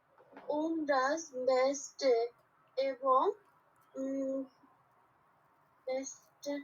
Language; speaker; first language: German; non-native, learner; Bangla